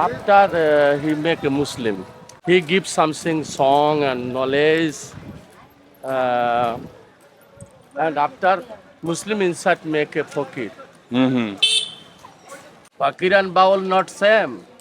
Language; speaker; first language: English; non-native, learner; Bangla